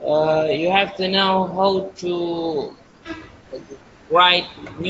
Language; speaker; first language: English; non-native, learner; Indonesian